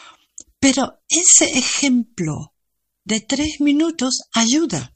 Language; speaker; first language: Spanish; non-native, learner; German